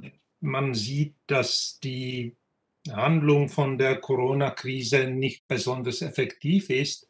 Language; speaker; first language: German; non-native, fluent; Czech